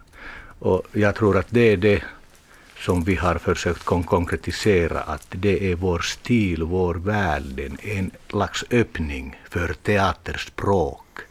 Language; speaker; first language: Swedish; non-native, learner; Finnish